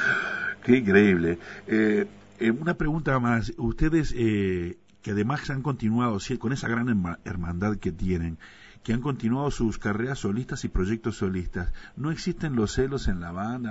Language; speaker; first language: Spanish; native; Spanish